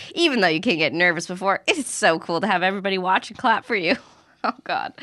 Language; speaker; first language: English; native; English